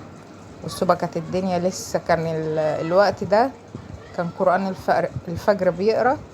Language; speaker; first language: Arabic; native; Arabic